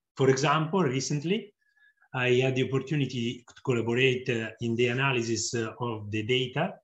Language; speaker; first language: English; non-native, fluent; Italian